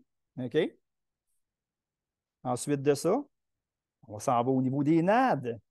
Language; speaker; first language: French; native; French